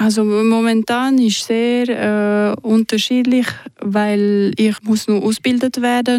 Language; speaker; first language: German; non-native, local second language; French